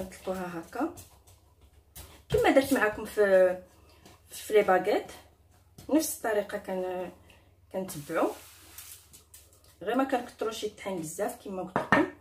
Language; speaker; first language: Arabic; native; Arabic